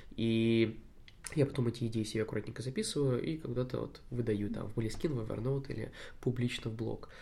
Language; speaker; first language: Russian; native; Russian